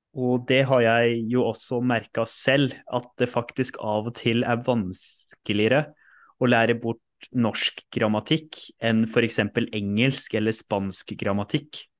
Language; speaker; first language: Norwegian; native; Norwegian